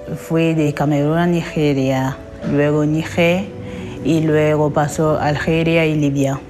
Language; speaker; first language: Spanish; non-native, learner; French